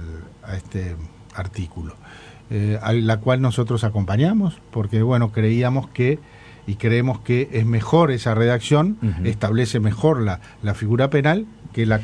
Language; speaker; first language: Spanish; native; Spanish